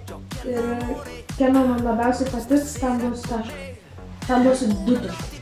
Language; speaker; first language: Lithuanian; early bilingual, heritage; Lithuanian